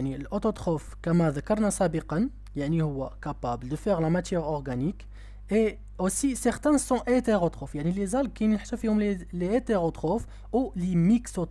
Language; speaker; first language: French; non-native, local second language; Arabic